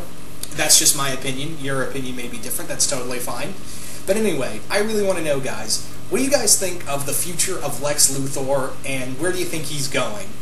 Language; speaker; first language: English; native; English